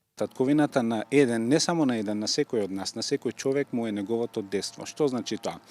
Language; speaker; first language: Macedonian; non-native, local second language; Turkish